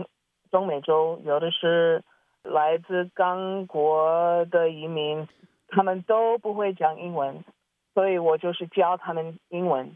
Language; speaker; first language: Chinese; early bilingual, heritage; Chinese